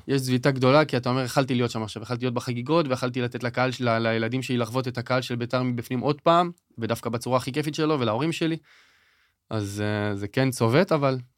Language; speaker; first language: Hebrew; native; Hebrew